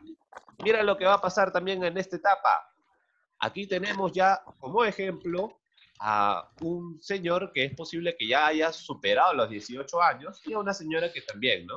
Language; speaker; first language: Spanish; native; Spanish